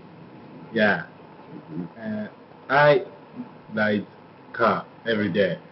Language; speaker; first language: English; non-native, learner; Japanese